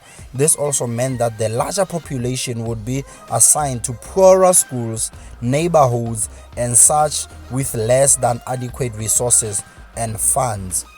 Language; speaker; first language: English; non-native, local second language; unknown